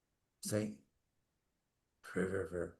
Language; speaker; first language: Spanish; non-native, fluent; German